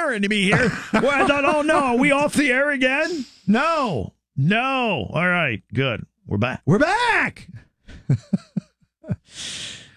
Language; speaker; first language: English; native; English